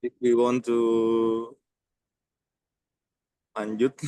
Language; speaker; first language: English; non-native, learner; Indonesian